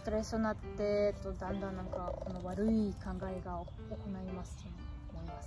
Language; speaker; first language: Japanese; non-native, learner; German